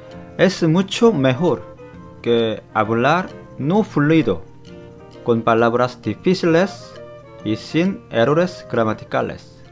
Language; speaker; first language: Spanish; non-native, fluent; Korean